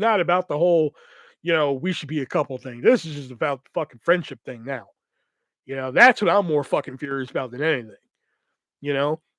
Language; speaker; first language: English; native; English